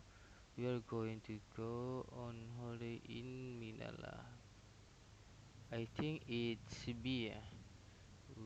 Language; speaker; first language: English; non-native, learner; Indonesian